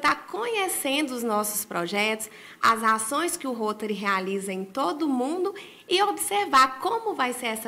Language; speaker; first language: Portuguese; native; Portuguese